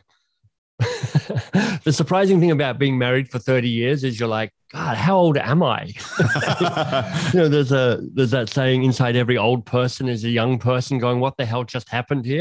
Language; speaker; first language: English; native; English